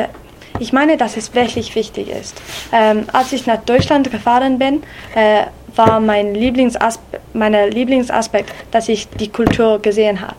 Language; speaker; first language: German; non-native, learner; English